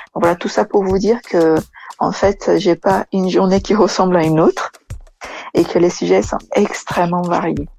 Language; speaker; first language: French; non-native, fluent; Portuguese